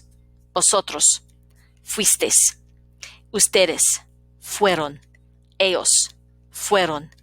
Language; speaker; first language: Spanish; non-native, fluent; English